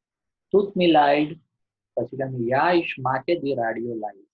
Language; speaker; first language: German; non-native, learner; Gujarati